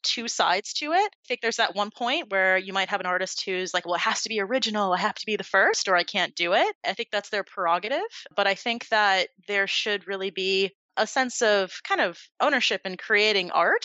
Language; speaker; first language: English; native; English